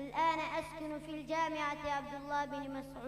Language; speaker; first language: Arabic; non-native, learner; Pashto